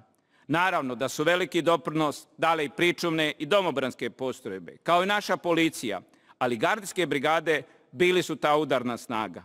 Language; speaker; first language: Bosnian; native; Bosnian